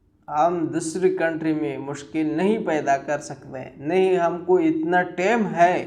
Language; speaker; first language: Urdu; non-native, learner; Pashto